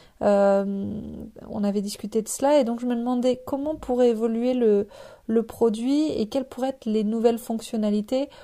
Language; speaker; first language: French; native; French